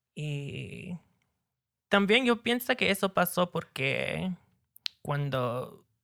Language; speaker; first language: Spanish; early bilingual, heritage; Spanish